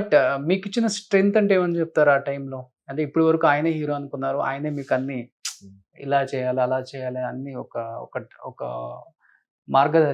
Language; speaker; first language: Telugu; native; Telugu